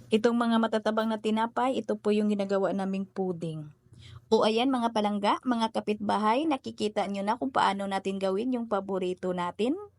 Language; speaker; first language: Filipino; non-native, local second language; Cebuano